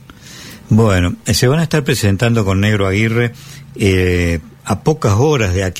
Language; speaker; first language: Spanish; native; Spanish